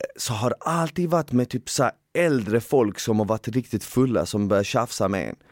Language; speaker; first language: Swedish; native; Swedish